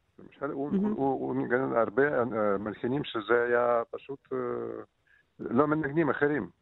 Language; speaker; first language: Hebrew; non-native, fluent; Russian